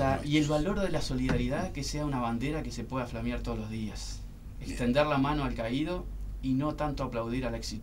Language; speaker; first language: Spanish; native; Spanish